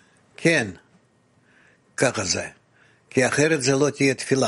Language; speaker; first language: Hebrew; non-native, fluent; Russian